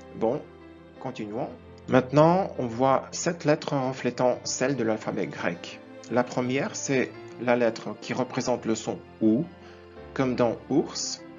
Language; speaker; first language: French; non-native, fluent; Ukrainian